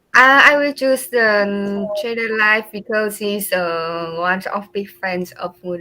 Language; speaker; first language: English; non-native, learner; Vietnamese